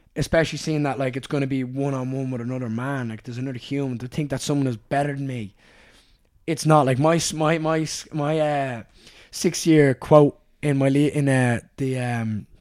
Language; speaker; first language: English; native; English